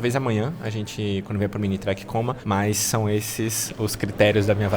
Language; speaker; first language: Portuguese; native; Portuguese